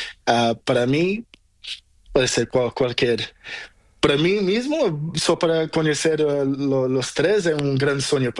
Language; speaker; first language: Spanish; non-native, learner; Portuguese